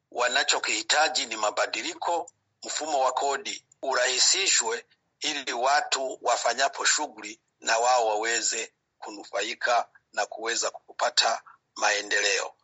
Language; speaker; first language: Swahili; non-native, local second language; Rundi